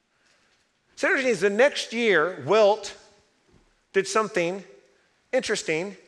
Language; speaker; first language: English; native; English